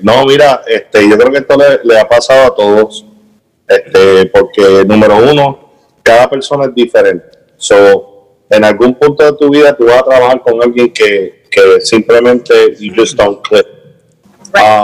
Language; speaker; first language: Spanish; early bilingual, heritage; Spanish